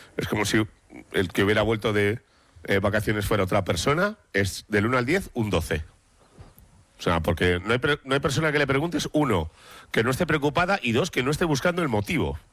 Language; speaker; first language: Spanish; native; Spanish